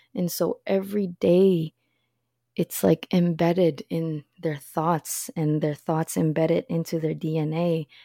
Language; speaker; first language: English; early bilingual, other home language; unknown